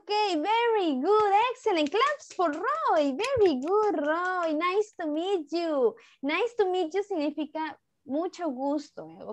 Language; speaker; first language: English; non-native, fluent; Spanish